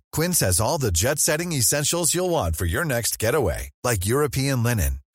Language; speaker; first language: English; native; English